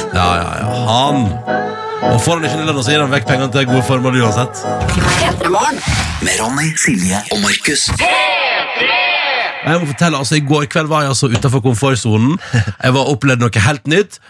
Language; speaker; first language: Norwegian; native; Norwegian